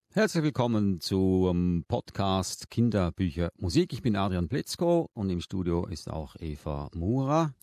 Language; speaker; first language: German; native; German